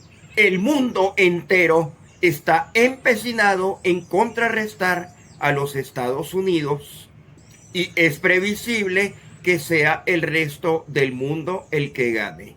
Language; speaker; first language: Spanish; native; Spanish